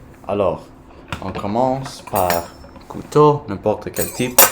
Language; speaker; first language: French; non-native, learner; English